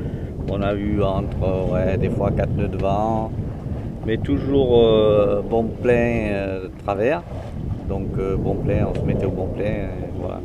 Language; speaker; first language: French; native; French